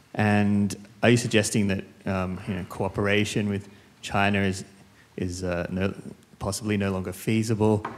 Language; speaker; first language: English; non-native, fluent; Khmer